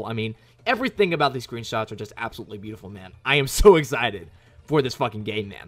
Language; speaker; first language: English; native; English